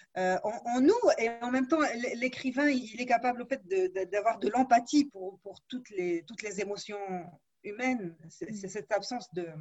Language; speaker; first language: French; non-native, local second language; Arabic